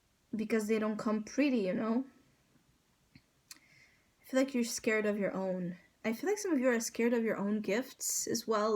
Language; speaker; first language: English; non-native, fluent; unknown